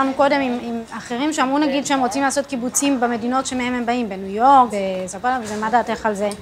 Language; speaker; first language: Hebrew; native; Hebrew